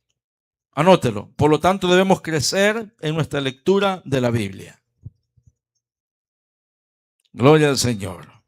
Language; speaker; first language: Spanish; native; Spanish